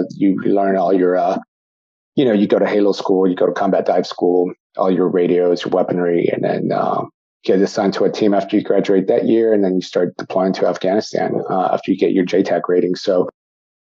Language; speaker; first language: English; native; English